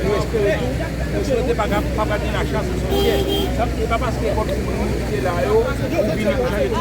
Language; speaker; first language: French; non-native, local second language; Haitian Creole